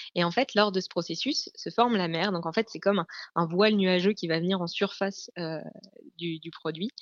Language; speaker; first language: French; native; French